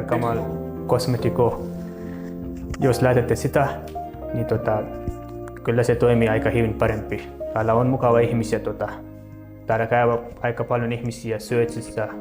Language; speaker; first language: Finnish; non-native, learner; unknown